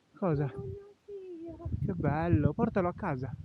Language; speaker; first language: Italian; native; Italian